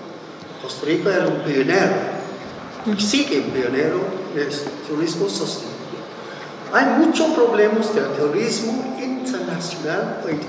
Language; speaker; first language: Spanish; non-native, fluent; English